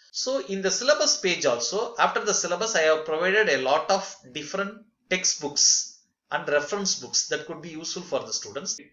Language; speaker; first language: English; non-native, local second language; Tamil